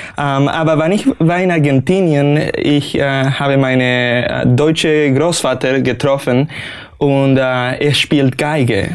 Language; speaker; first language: German; non-native, learner; Spanish